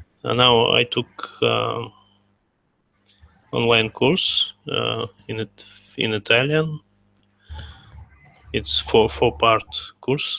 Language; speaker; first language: English; non-native, learner; Russian